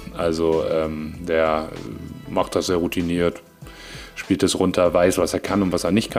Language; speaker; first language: German; native; German